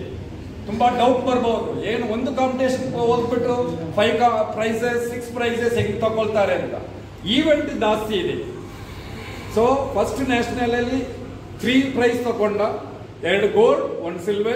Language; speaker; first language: Kannada; non-native, local second language; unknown